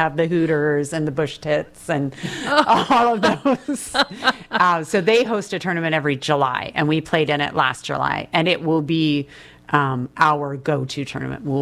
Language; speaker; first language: English; native; English